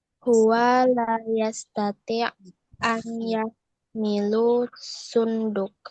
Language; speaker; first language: Arabic; non-native, learner; Indonesian